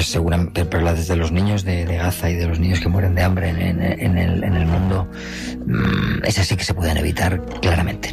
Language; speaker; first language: Spanish; native; Spanish